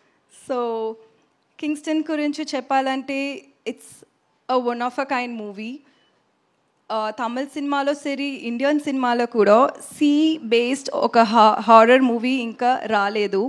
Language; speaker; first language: Telugu; non-native, learner; Tamil